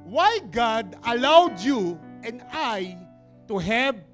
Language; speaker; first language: English; non-native, local second language; Filipino